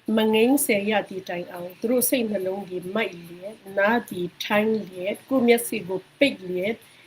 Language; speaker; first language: Burmese; non-native, local second language; Hakha Chin